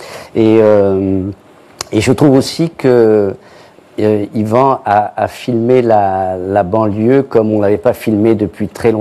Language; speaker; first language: French; native; French